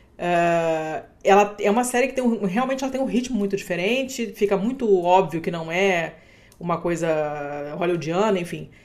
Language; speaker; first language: Portuguese; native; Portuguese